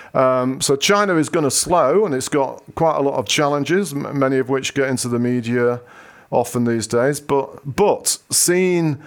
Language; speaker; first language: English; native; English